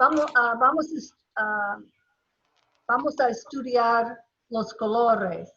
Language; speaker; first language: Spanish; non-native, learner; English